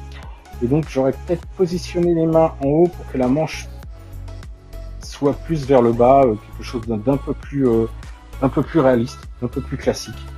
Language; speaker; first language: French; native; French